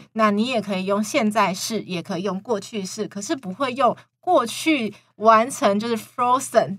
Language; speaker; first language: Chinese; native; Chinese